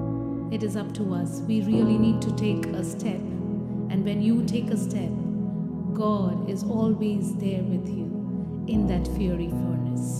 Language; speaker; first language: English; non-native, local second language; Hindi